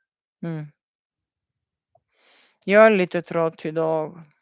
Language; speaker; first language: Swedish; non-native, learner; Italian